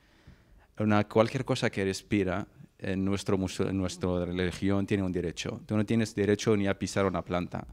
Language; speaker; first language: Spanish; non-native, fluent; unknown